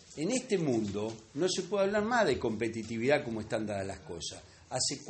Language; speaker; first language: Spanish; native; Spanish